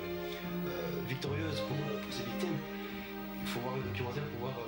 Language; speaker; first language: French; native; French